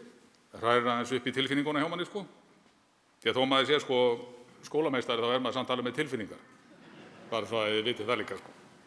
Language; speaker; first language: Icelandic; native; Icelandic